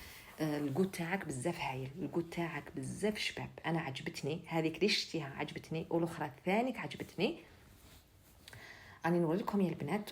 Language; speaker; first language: Arabic; native; Arabic